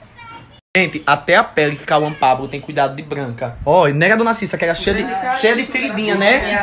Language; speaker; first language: Portuguese; native; Portuguese